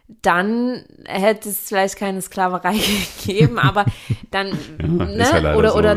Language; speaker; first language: German; native; German